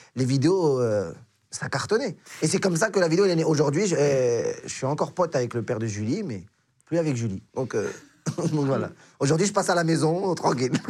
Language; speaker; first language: French; non-native, local second language; Arabic